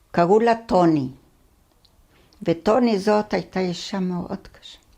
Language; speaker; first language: Hebrew; early bilingual, other home language; Arabic